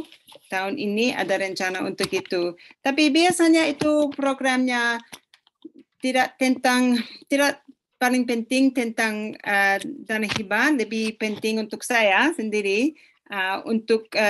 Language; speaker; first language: Indonesian; non-native, fluent; English